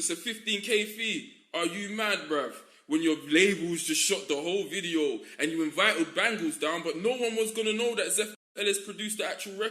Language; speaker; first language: English; native; English